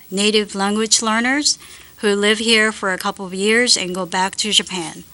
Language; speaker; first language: English; non-native, fluent; Japanese